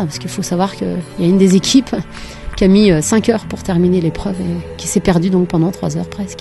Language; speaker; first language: French; native; French